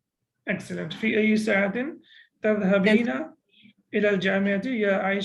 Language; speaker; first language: Arabic; non-native, fluent; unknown